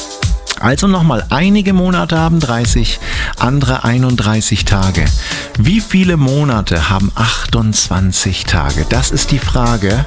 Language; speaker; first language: German; native; German